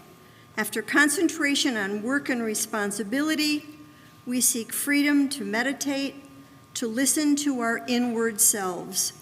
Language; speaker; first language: English; native; English